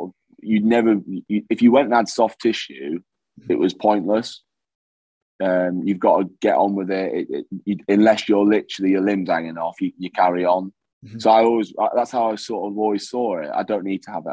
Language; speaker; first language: English; native; English